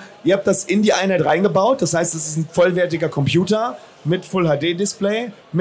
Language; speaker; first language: German; native; German